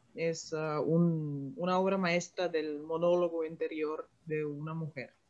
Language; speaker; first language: Spanish; non-native, fluent; Russian